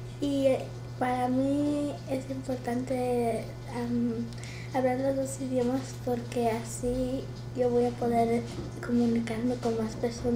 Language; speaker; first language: Spanish; early bilingual, heritage; Spanish